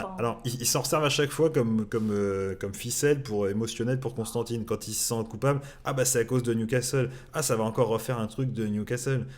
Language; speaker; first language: French; native; French